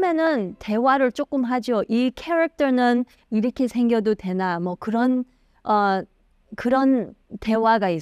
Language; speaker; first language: Korean; early bilingual, heritage; Korean